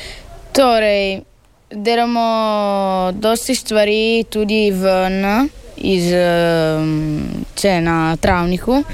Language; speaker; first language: Slovenian; early bilingual, heritage; Italian